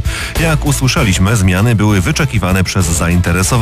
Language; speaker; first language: Polish; native; Polish